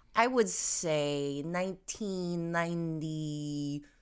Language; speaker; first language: English; non-native, fluent; Russian